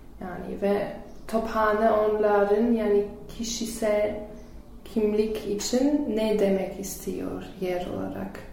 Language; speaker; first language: Turkish; non-native, learner; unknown